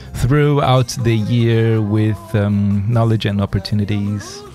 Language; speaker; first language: English; non-native, fluent; Portuguese